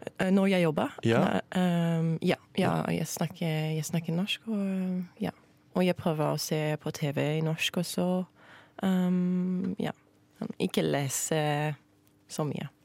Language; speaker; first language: Norwegian; non-native, learner; English